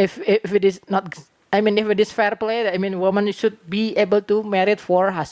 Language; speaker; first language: English; non-native, learner; Indonesian